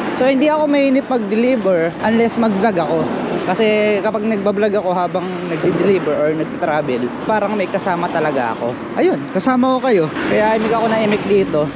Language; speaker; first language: Filipino; native; Filipino